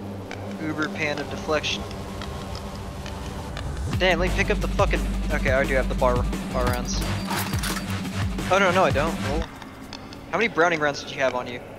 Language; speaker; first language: English; native; English